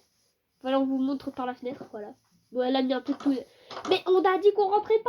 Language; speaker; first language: French; native; French